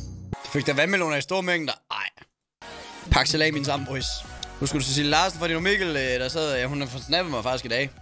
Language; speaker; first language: Danish; native; Danish